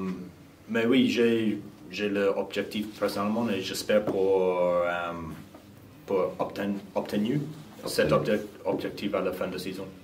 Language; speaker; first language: French; non-native, fluent; English